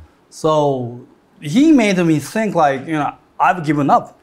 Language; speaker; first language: English; non-native, fluent; Japanese